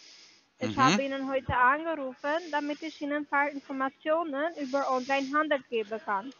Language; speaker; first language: German; non-native, learner; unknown